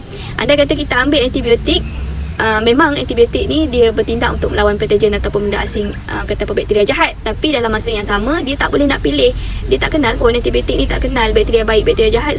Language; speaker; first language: Malay; native; Malay